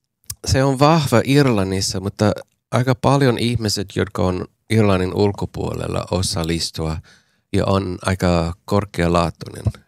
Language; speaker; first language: Finnish; non-native, learner; English